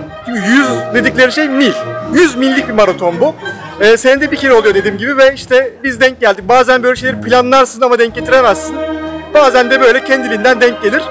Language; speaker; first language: Turkish; native; Turkish